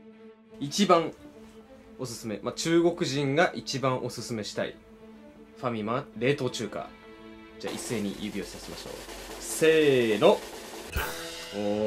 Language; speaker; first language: Japanese; native; Japanese